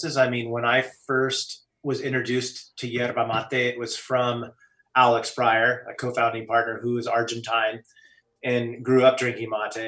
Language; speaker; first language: English; native; English